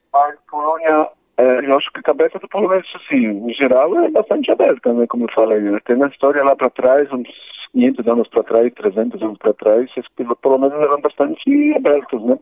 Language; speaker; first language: Portuguese; non-native, fluent; Polish